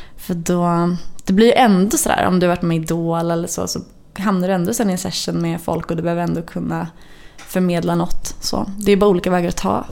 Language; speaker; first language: Swedish; native; Swedish